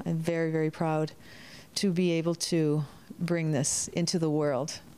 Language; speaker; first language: English; early bilingual, other home language; Spanish